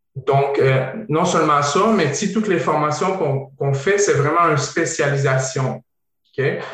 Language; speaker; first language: French; early bilingual, other home language; Bosnian